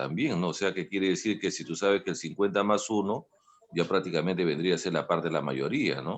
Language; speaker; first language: Spanish; native; Spanish